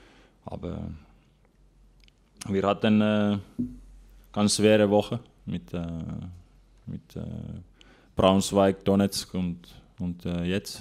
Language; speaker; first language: German; non-native, fluent; Finnish